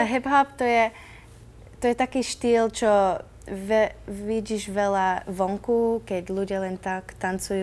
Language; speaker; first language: Slovak; early bilingual, heritage; Slovak